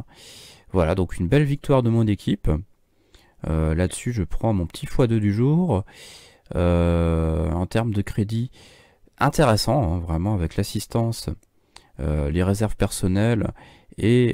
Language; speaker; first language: French; native; French